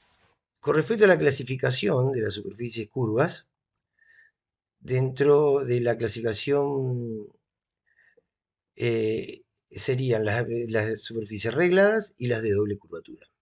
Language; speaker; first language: Spanish; native; Spanish